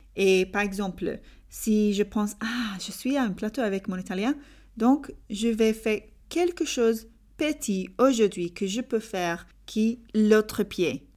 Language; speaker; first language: French; non-native, learner; English